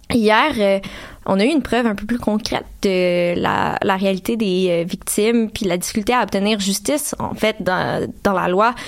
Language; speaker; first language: French; native; French